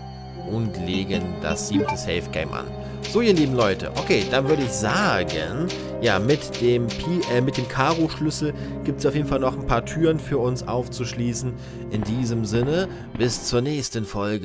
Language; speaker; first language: German; native; German